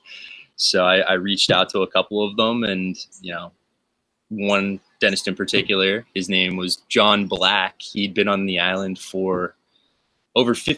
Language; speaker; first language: English; native; English